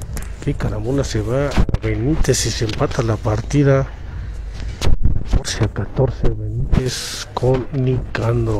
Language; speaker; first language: Spanish; native; Spanish